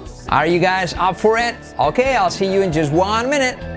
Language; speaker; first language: English; non-native, fluent; Spanish